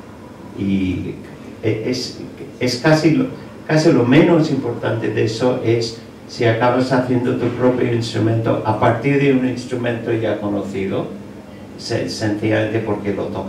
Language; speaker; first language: Spanish; non-native, fluent; English